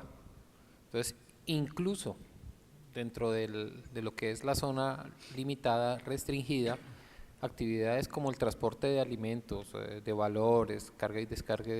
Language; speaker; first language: Spanish; native; Spanish